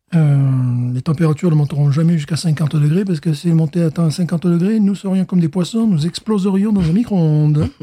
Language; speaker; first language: French; native; French